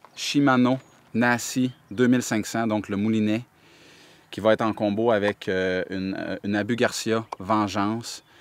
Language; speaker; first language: French; native; French